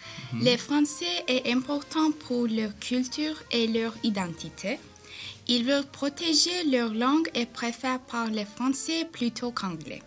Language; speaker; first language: French; non-native, learner; Turkish